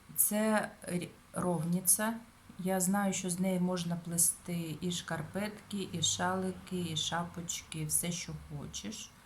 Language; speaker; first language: Ukrainian; non-native, local second language; Russian